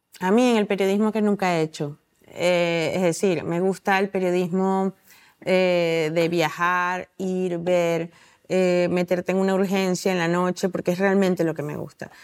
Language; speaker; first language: Spanish; native; Spanish